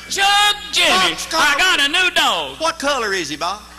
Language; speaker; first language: English; native; English